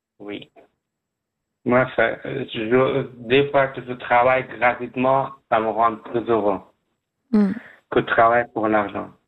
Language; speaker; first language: French; non-native, learner; Persian